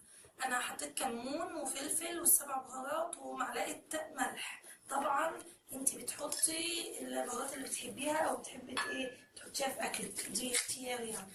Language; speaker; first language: Arabic; native; Arabic